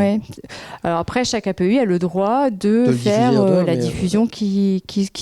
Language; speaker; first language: French; native; French